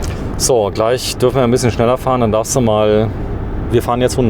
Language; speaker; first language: German; native; German